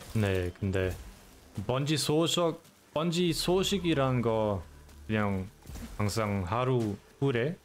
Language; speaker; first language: Korean; non-native, fluent; German